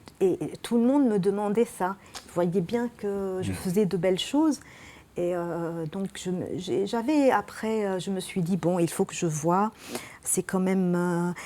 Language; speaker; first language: French; non-native, local second language; Arabic